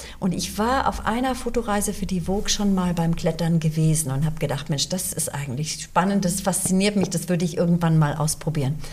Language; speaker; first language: German; early bilingual, other home language; English